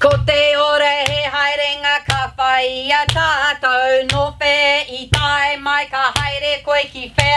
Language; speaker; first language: Māori; non-native, local second language; English